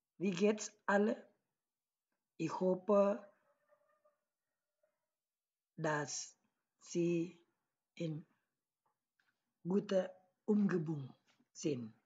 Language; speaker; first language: German; non-native, learner; Indonesian